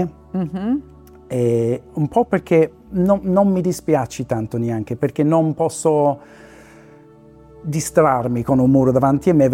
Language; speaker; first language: Italian; non-native, fluent; English